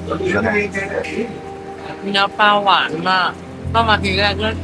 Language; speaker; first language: Thai; native; Thai